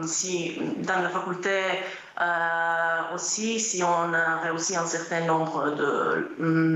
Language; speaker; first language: French; non-native, fluent; Croatian